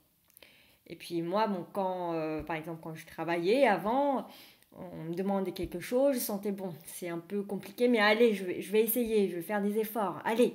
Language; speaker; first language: French; early bilingual, other home language; Vietnamese